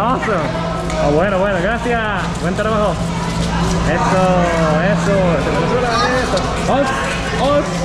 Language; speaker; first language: Spanish; non-native, learner; Japanese